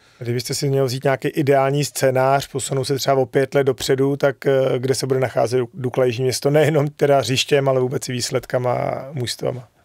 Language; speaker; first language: Czech; native; Czech